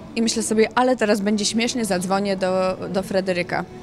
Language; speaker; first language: Polish; native; Polish